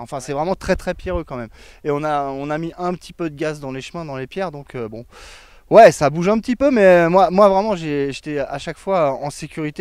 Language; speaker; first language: French; native; French